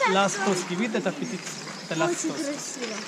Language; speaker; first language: Russian; non-native, learner; Sinhala